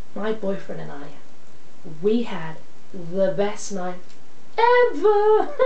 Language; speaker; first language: English; native; English